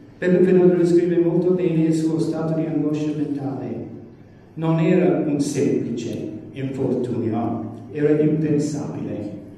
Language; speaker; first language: Italian; non-native, fluent; English